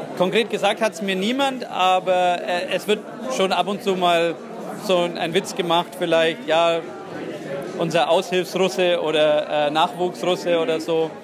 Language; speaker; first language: German; native; German